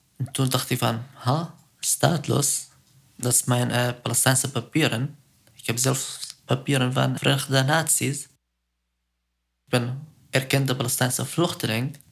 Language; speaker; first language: Dutch; non-native, fluent; Arabic